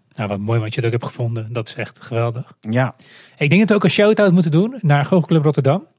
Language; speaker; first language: Dutch; non-native, fluent; Romanian